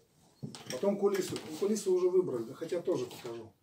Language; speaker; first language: Russian; native; Russian